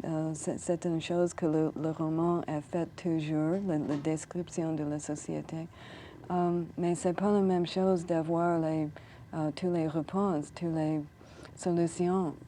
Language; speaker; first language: French; non-native, learner; English